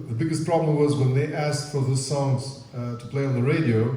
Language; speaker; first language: English; non-native, fluent; Albanian